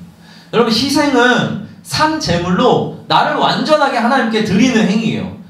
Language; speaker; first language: Korean; native; Korean